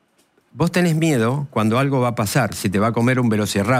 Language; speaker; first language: Spanish; native; Spanish